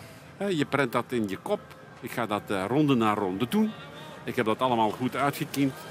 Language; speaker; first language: Dutch; native; Dutch